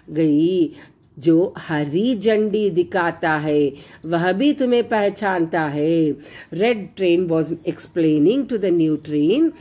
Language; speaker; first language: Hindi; non-native, local second language; Telugu